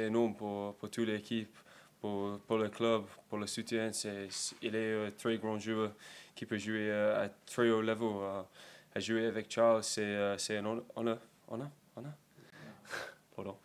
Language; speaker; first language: French; non-native, learner; English